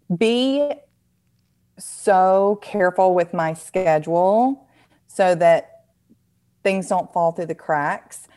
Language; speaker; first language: English; native; English